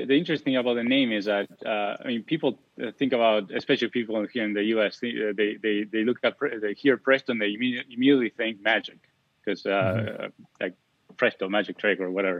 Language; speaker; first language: English; non-native, fluent; Spanish